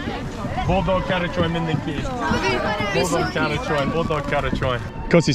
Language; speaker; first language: Hungarian; non-native, learner; English